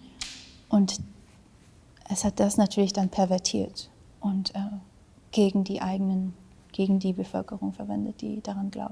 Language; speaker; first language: German; early bilingual, other home language; Vietnamese